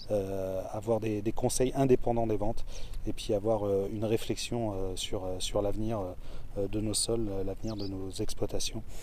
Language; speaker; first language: French; native; French